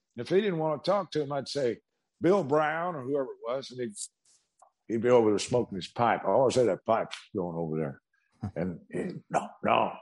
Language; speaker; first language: English; native; English